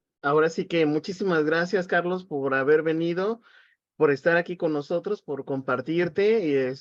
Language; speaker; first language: Spanish; native; Spanish